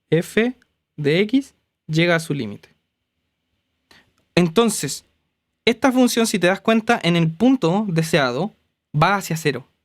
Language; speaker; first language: Spanish; native; Spanish